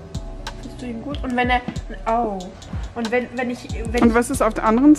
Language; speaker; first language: German; non-native, learner; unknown